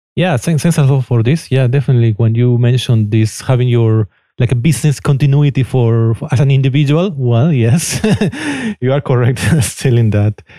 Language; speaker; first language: English; non-native, fluent; Spanish